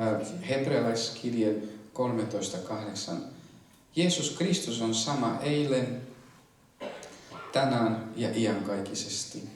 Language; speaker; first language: Finnish; non-native, fluent; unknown